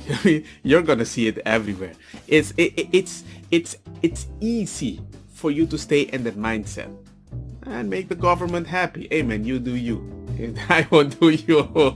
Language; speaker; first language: English; non-native, fluent; Spanish